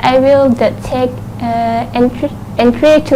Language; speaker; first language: English; non-native, learner; Thai